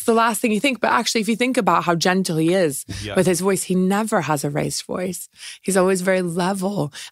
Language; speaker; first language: English; native; English